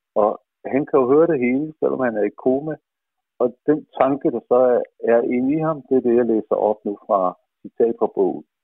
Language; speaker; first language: Danish; native; Danish